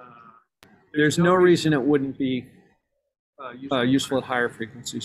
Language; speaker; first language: English; native; English